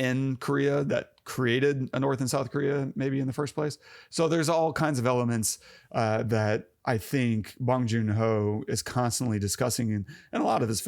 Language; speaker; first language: English; native; English